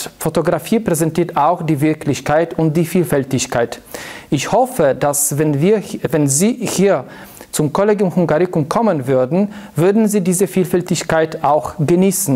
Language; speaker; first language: German; non-native, fluent; Polish